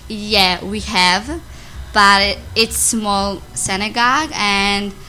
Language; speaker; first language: English; non-native, learner; Amharic